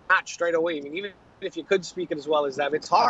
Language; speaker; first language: English; native; English